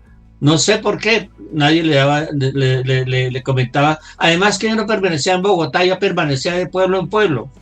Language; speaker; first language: Spanish; native; Spanish